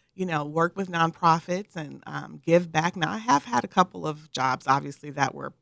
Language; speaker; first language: English; native; English